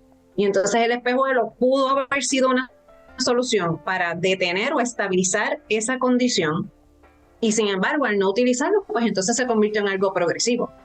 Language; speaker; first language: Spanish; native; Spanish